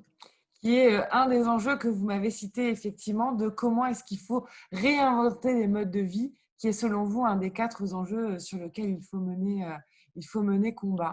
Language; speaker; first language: French; native; French